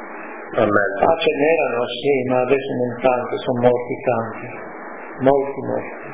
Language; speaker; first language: Italian; native; Italian